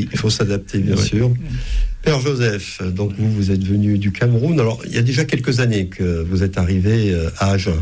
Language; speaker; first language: French; native; French